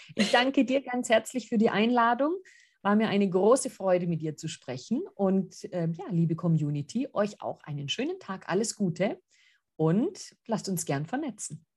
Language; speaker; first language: German; early bilingual, other home language; Greek